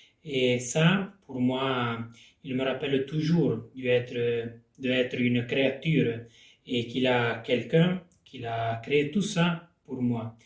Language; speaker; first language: French; non-native, local second language; Italian